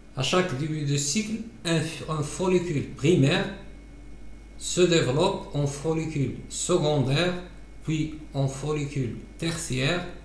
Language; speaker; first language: French; non-native, local second language; Arabic